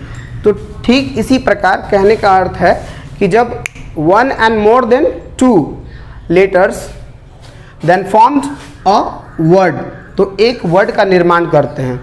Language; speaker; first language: Hindi; native; Hindi